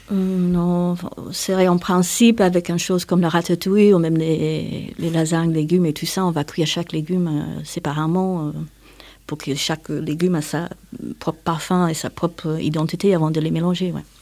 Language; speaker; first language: French; non-native, fluent; English